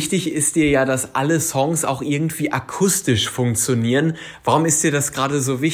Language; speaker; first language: German; native; German